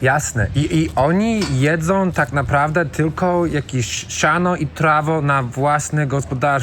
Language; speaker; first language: Polish; non-native, learner; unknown